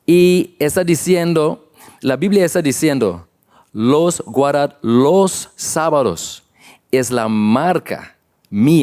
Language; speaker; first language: Spanish; non-native, learner; English